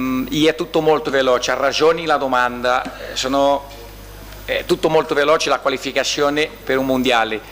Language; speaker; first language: Italian; non-native, fluent; Portuguese